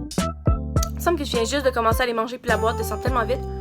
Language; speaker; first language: French; native; French